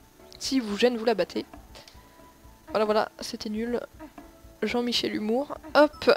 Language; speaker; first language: French; native; French